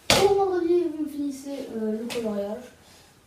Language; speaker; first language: French; native; French